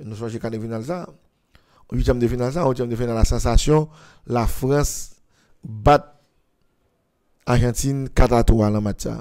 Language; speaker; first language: French; non-native, local second language; Haitian Creole